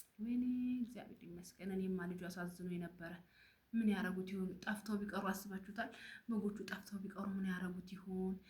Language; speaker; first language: Amharic; native; Amharic